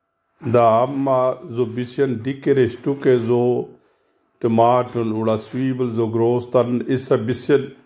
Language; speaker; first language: German; non-native, learner; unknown